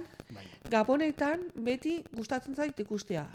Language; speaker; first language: Basque; non-native, local second language; Spanish